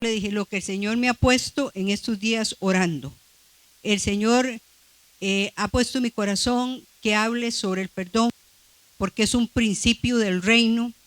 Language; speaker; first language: Spanish; native; Spanish